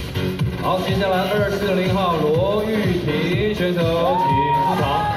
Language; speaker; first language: Chinese; native; Chinese